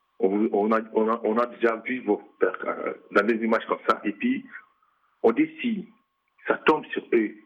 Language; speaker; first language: French; non-native, local second language; Lingala